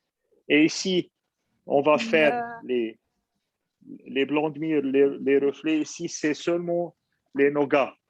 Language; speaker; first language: French; non-native, fluent; Arabic